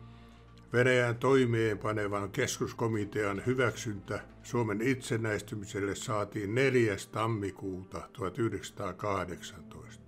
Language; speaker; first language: Finnish; native; Finnish